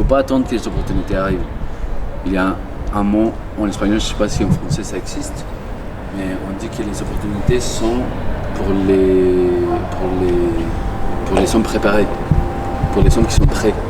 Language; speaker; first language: French; non-native, fluent; Spanish